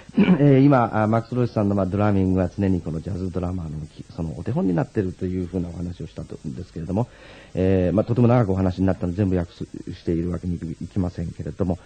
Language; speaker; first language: Japanese; native; Japanese